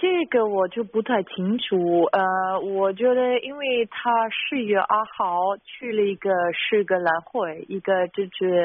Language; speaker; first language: Chinese; non-native, fluent; German